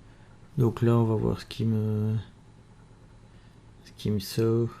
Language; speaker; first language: French; native; French